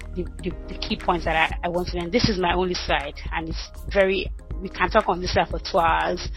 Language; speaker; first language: English; non-native, local second language; Yoruba